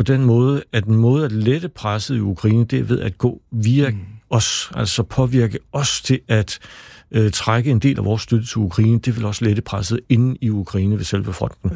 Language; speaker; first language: Danish; native; Danish